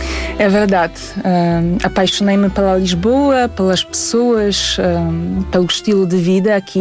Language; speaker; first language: Portuguese; non-native, fluent; Polish